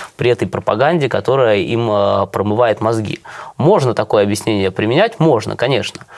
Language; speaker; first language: Russian; native; Russian